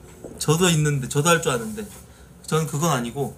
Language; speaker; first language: Korean; native; Korean